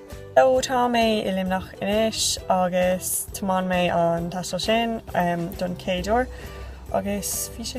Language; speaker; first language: Irish; non-native, local second language; English